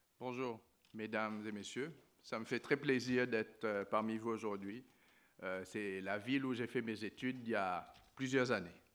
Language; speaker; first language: French; non-native, local second language; Morisyen